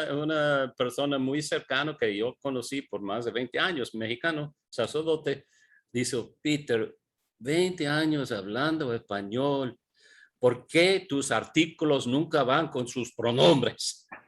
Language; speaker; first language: Spanish; non-native, fluent; English